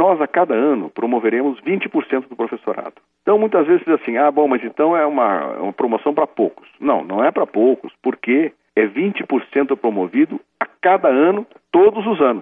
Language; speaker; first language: Portuguese; native; Portuguese